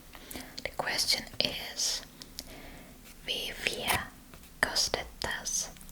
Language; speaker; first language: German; non-native, fluent; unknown